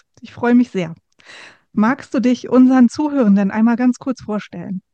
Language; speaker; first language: German; native; German